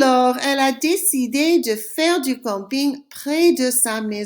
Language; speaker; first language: French; non-native, fluent; English